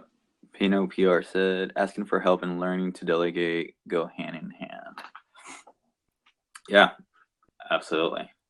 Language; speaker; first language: English; non-native, local second language; Spanish